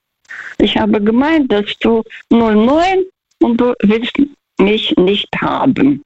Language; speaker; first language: German; early bilingual, heritage; Russian